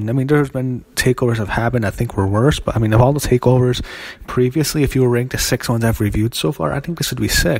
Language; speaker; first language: English; native; English